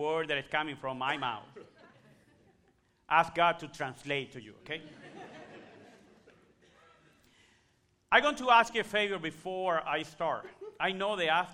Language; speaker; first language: English; non-native, learner; Spanish